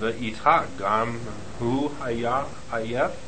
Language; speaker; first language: Hebrew; non-native, learner; English